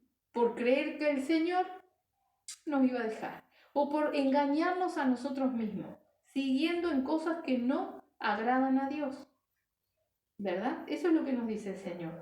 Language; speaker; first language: Spanish; native; Spanish